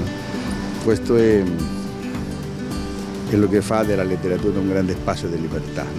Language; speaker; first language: Italian; non-native, fluent; Spanish